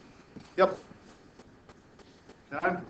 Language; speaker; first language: English; native; English